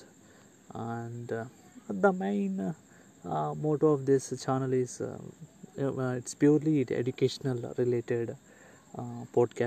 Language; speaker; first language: English; non-native, local second language; Telugu